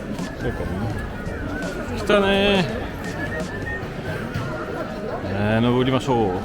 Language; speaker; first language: Japanese; non-native, learner; French